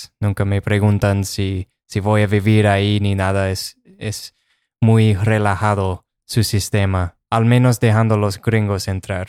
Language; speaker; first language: Spanish; non-native, fluent; English